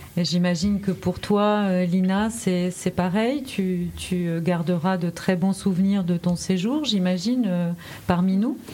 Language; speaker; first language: French; native; French